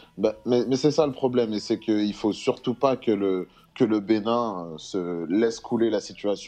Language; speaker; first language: French; native; French